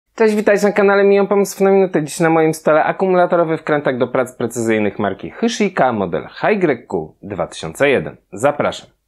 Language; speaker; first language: Polish; native; Polish